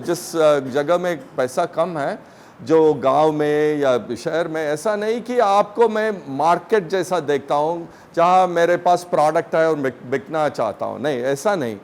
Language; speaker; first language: Hindi; non-native, local second language; Tamil